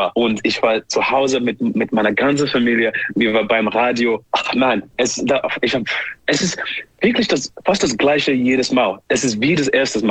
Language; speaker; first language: German; non-native, learner; English